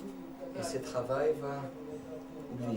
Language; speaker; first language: French; non-native, learner; Portuguese